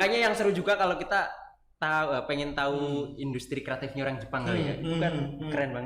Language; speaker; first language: Indonesian; native; Indonesian